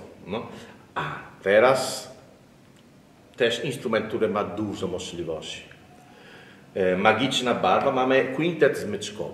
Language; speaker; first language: Polish; non-native, learner; Italian